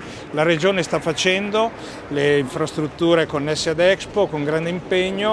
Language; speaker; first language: Italian; native; Italian